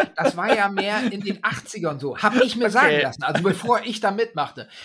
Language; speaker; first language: German; native; German